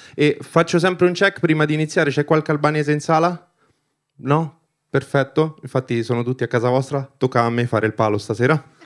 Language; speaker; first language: Italian; early bilingual, other home language; Albanian